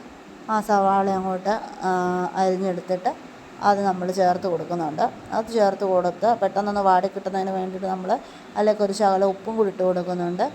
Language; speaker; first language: Malayalam; native; Malayalam